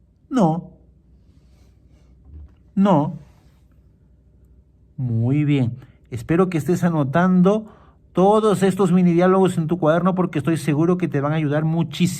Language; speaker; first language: Spanish; non-native, fluent; Portuguese